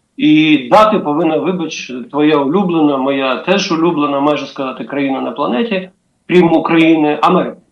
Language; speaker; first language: Ukrainian; native; Ukrainian